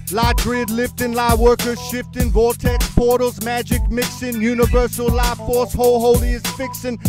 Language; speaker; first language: English; native; English